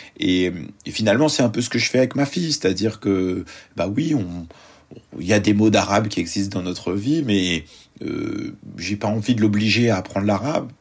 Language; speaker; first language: French; early bilingual, other home language; Arabic